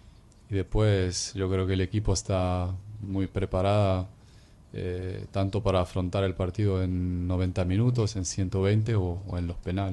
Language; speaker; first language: Spanish; non-native, fluent; Arabic